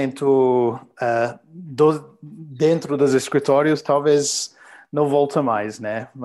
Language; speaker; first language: Portuguese; non-native, learner; English